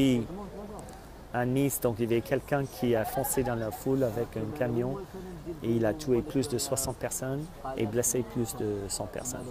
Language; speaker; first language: French; non-native, fluent; English